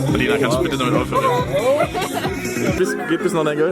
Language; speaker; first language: German; native; German